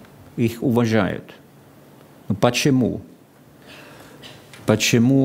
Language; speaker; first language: Russian; non-native, fluent; Finnish